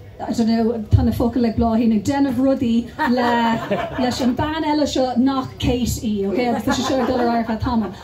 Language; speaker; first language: Irish; non-native, local second language; English